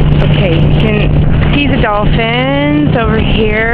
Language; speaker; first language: English; native; English